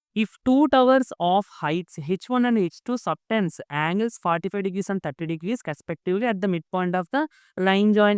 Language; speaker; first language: English; non-native, local second language; Telugu